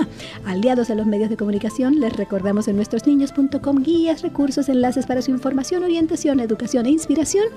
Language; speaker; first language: Spanish; native; Spanish